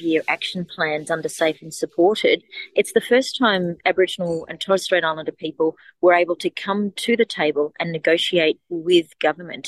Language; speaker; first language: English; native; English